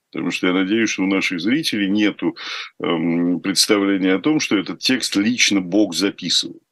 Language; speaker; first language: Russian; native; Russian